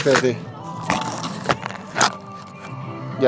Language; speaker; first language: Spanish; native; Spanish